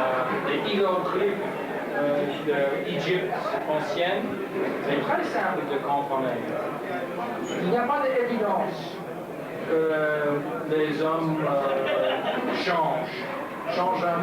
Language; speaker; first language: French; non-native, learner; English